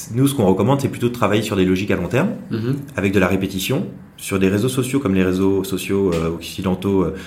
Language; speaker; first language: French; native; French